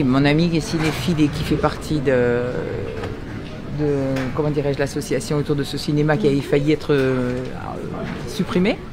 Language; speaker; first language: French; native; French